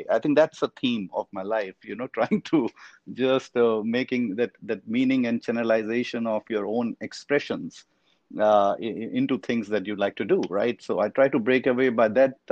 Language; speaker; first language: English; non-native, local second language; Hindi